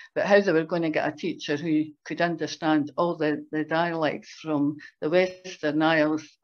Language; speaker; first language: English; native; English